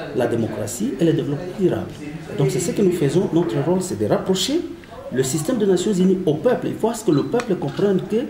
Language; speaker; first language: French; non-native, local second language; Swahili